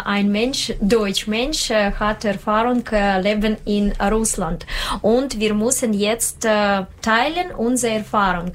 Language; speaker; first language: German; non-native, learner; Russian